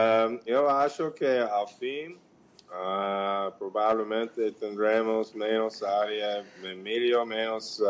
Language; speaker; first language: Portuguese; non-native, fluent; English